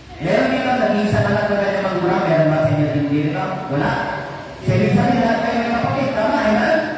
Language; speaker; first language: Filipino; non-native, local second language; Iloko